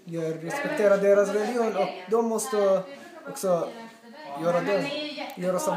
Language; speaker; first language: Swedish; non-native, learner; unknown